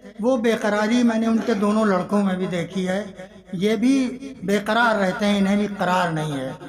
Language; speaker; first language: Urdu; native; Urdu